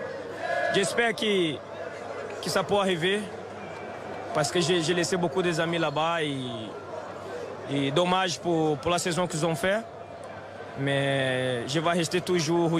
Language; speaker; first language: French; non-native, fluent; Portuguese